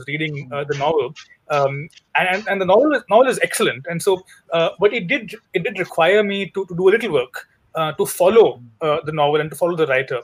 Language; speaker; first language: English; non-native, local second language; Hindi